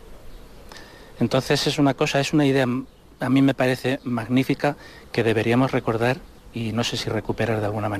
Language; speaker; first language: Spanish; native; Spanish